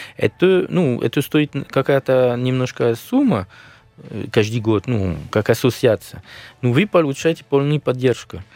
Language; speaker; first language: Russian; non-native, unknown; French